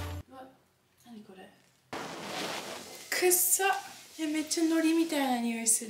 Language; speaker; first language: Japanese; native; Japanese